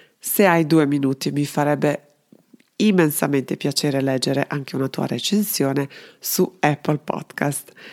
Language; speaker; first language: Italian; non-native, fluent; Serbian